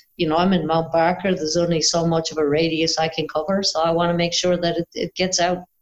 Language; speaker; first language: English; native; English